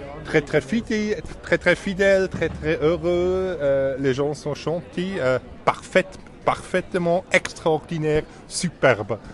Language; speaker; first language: French; non-native, local second language; German